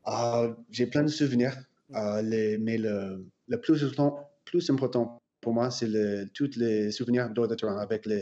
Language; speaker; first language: French; non-native, fluent; English